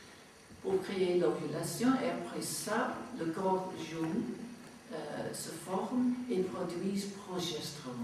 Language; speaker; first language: French; non-native, fluent; English